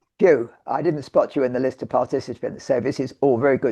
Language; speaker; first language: English; native; English